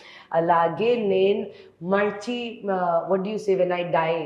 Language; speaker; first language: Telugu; non-native, local second language; Hindi